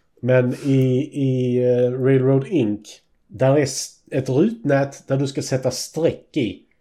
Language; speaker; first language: Swedish; native; Swedish